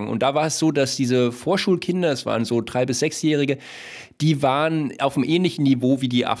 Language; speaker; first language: German; native; German